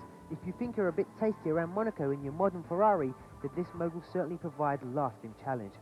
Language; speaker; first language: English; native; English